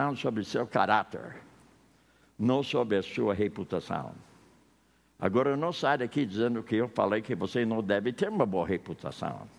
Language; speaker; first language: Portuguese; non-native, fluent; English